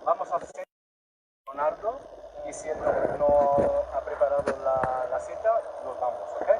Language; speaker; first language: Spanish; non-native, learner; English